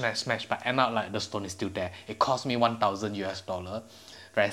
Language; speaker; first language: English; non-native, local second language; Chinese